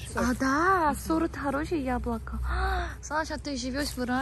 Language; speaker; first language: Russian; non-native, fluent; Korean